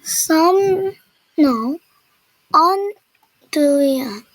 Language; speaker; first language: English; non-native, learner; Korean